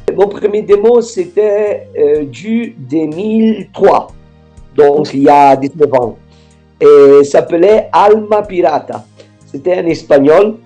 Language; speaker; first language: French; non-native, fluent; Italian